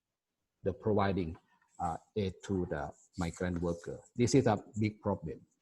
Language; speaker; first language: English; non-native, fluent; Thai